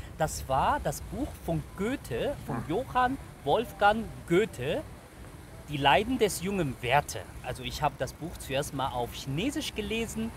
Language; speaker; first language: German; non-native, fluent; Chinese